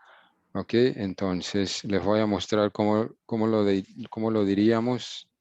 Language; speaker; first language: Spanish; non-native, fluent; English